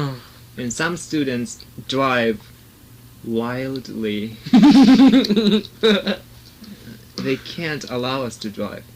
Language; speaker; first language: English; non-native, learner; Japanese